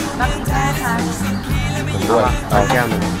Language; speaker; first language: Thai; native; Thai